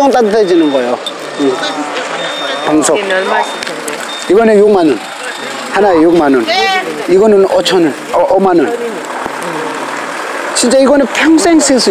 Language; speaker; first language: Korean; non-native, fluent; Tibetan